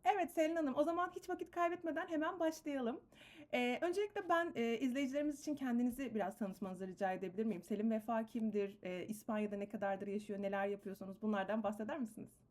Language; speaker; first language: Turkish; native; Turkish